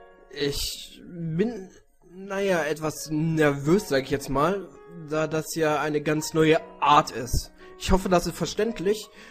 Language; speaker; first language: German; native; German